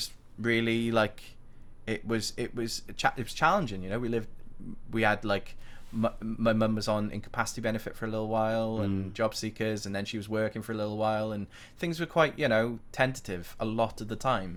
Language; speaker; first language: English; native; English